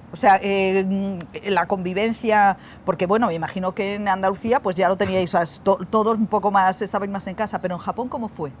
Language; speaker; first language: Spanish; native; Spanish